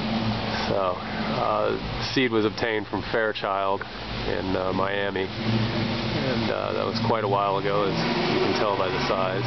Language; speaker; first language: English; native; English